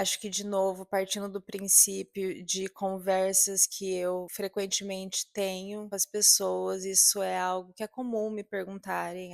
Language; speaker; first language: Portuguese; native; Portuguese